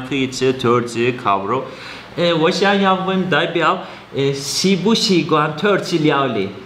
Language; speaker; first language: Chinese; non-native, learner; Turkish